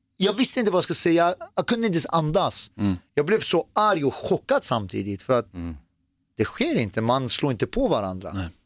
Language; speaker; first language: Swedish; early bilingual, other home language; Persian